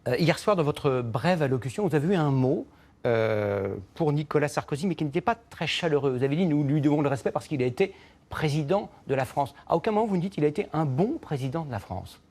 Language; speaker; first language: French; native; French